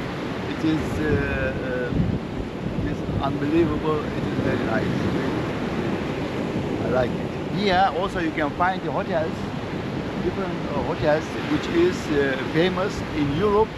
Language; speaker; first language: English; non-native, learner; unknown